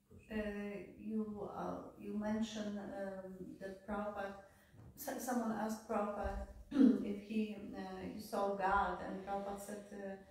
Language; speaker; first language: English; non-native, fluent; Polish